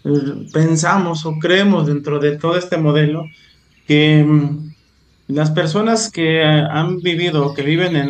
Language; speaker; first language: Spanish; native; Spanish